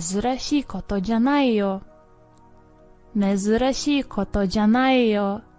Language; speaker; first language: Japanese; non-native, fluent; English